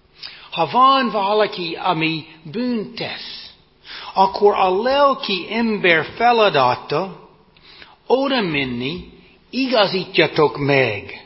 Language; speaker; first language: Hungarian; non-native, fluent; English